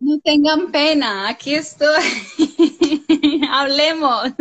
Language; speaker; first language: Spanish; non-native, fluent; English